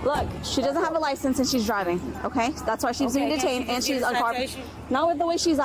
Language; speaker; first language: English; native; English